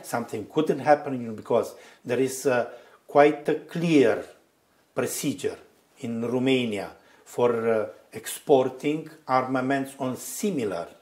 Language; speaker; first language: English; non-native, fluent; Romanian